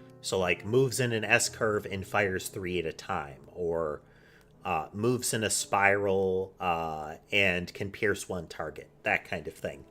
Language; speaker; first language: English; native; English